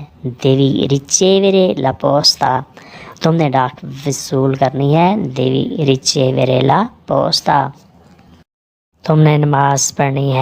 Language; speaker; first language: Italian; non-native, learner; Urdu